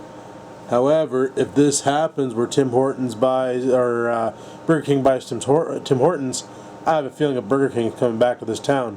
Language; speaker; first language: English; native; English